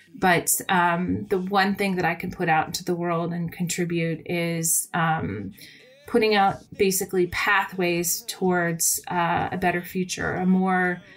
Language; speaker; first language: English; native; English